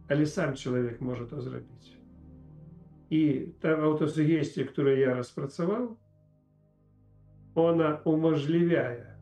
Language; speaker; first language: Polish; non-native, learner; Ukrainian